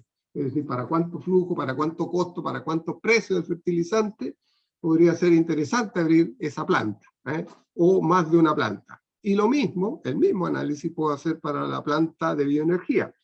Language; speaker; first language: Spanish; non-native, fluent; Portuguese